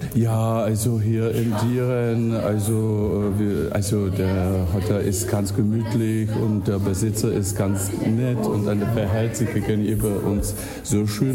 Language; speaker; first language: German; non-native, fluent; Czech